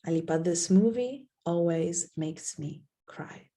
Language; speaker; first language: English; non-native, fluent; Slovenian